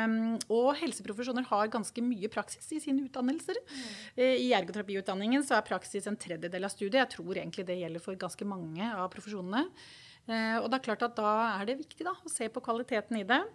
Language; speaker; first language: Norwegian; native; Norwegian